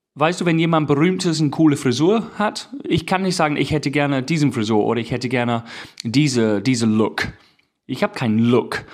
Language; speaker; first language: German; non-native, fluent; English